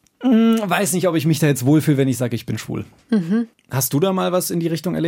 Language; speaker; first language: German; native; German